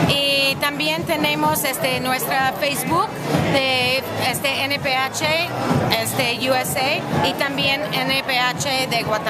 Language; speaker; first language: Spanish; non-native, fluent; English